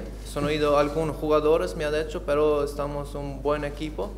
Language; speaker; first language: Spanish; non-native, learner; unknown